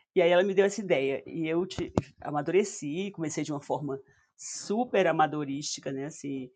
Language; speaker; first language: Portuguese; native; Portuguese